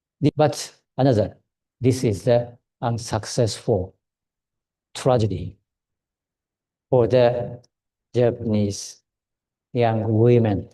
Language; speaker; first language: English; non-native, fluent; Japanese